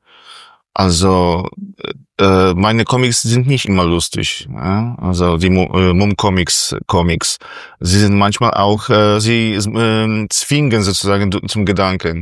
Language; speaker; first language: German; non-native, fluent; Polish